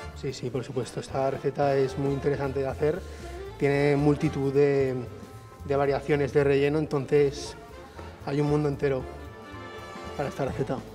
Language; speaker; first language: Spanish; native; Spanish